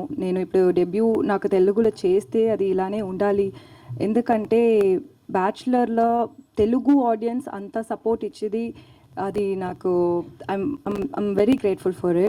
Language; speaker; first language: Telugu; non-native, learner; Tamil